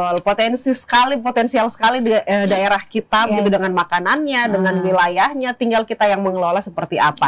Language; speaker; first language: Indonesian; native; Indonesian